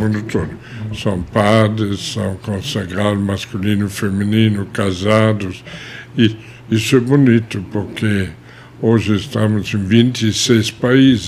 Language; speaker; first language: Portuguese; non-native, fluent; German